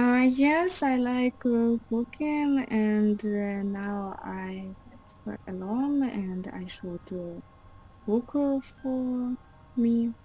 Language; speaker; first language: English; non-native, learner; Russian